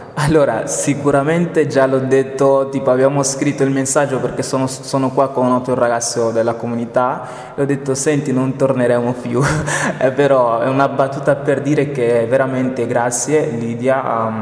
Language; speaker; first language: Italian; non-native, fluent; Portuguese